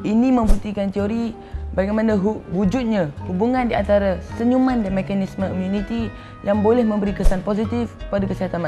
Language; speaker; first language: Malay; native; Malay